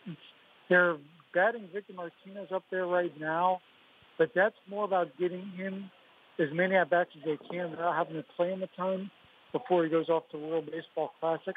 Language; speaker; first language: English; native; English